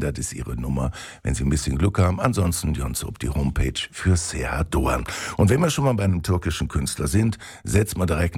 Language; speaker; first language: German; native; German